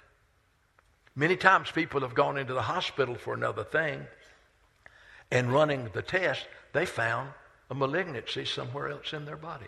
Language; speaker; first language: English; native; English